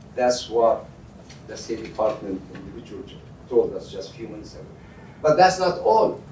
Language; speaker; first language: English; non-native, fluent; Arabic